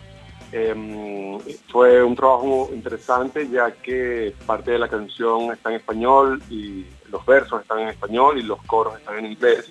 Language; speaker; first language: Spanish; native; Spanish